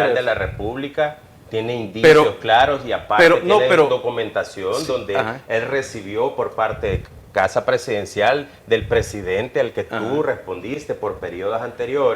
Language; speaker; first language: Spanish; native; Spanish